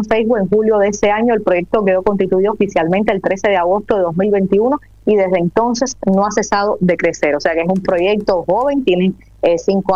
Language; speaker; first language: Spanish; native; Spanish